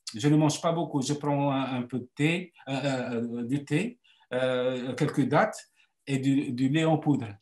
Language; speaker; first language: French; non-native, local second language; Arabic